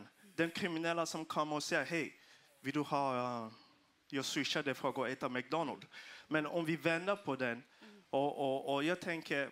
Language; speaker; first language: Swedish; non-native, fluent; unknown